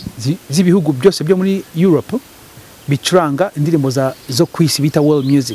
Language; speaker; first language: Kinyarwanda; early bilingual, heritage; Kinyarwanda